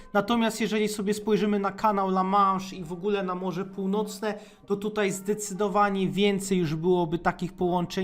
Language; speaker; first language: Polish; native; Polish